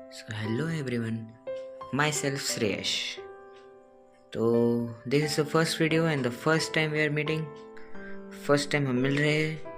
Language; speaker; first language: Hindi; non-native, local second language; Marathi